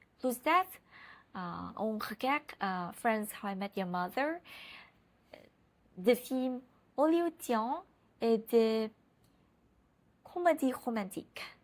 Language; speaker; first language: French; non-native, learner; Vietnamese